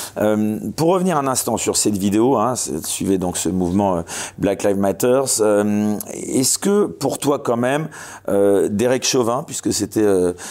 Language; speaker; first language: French; native; French